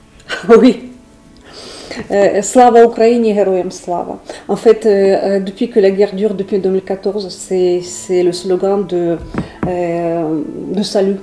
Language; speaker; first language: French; non-native, fluent; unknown